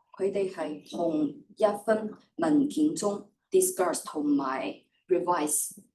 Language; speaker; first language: Cantonese; non-native, fluent; Chinese